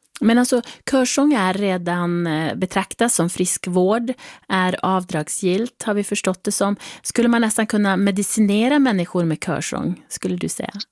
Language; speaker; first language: Swedish; native; Swedish